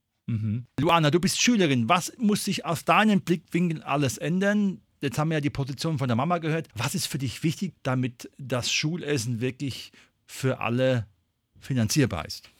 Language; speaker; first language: German; native; German